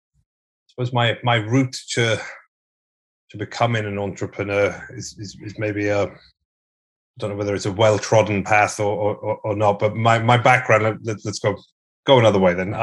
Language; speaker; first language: English; native; English